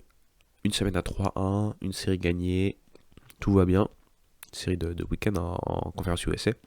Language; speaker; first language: French; native; French